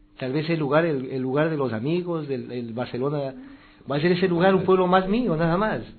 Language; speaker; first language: Spanish; native; Spanish